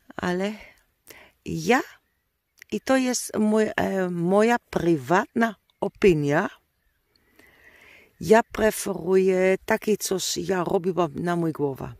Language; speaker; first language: Polish; non-native, learner; Dutch